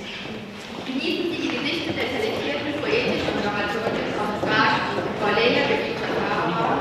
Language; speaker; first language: German; native; German